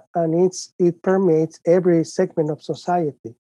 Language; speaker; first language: English; non-native, fluent; Spanish